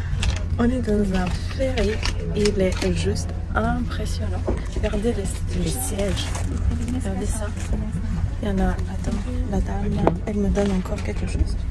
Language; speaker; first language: French; non-native, learner; Croatian